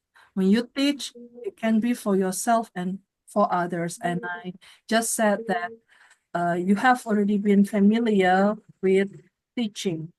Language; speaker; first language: English; non-native, fluent; Indonesian